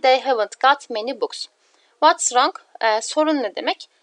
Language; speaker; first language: English; non-native, fluent; Turkish